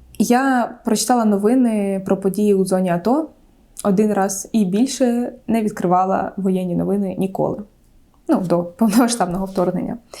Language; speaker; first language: Ukrainian; non-native, local second language; Russian